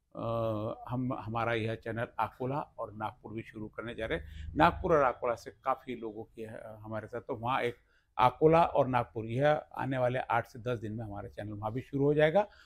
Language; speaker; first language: Hindi; non-native, local second language; Marathi